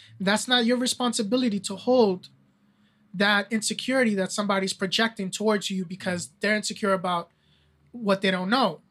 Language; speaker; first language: English; early bilingual, other home language; Spanish